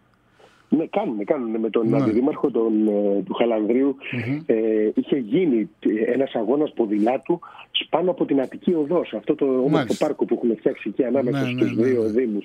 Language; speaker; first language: Greek; native; Greek